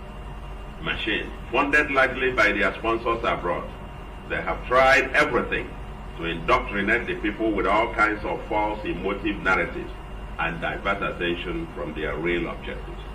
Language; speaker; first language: English; non-native, local second language; Igbo